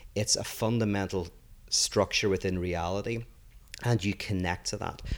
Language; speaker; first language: English; native; English